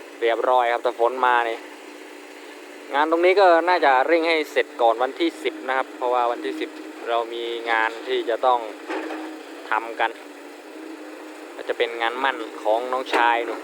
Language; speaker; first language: Thai; native; Thai